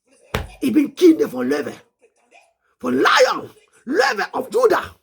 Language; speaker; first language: German; non-native, learner; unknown